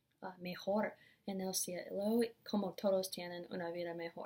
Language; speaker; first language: Spanish; non-native, learner; English